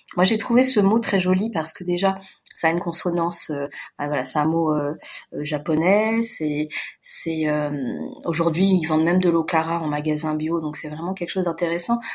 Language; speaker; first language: French; native; French